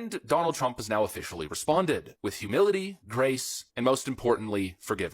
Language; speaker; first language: English; native; English